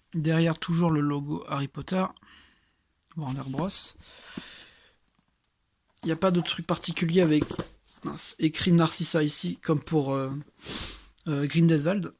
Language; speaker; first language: French; native; French